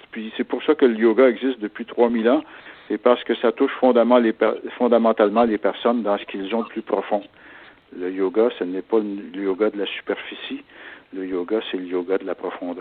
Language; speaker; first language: French; native; French